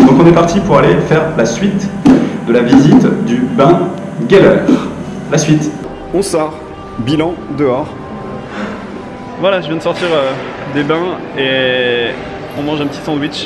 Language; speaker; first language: French; native; French